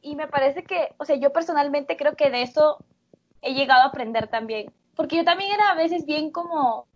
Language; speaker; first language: Spanish; native; Spanish